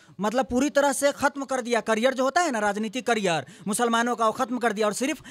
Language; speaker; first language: Hindi; native; Hindi